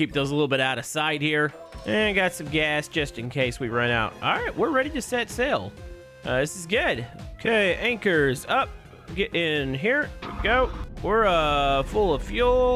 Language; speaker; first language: English; native; English